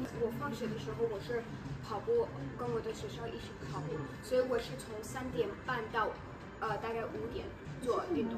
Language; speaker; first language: Chinese; non-native, fluent; English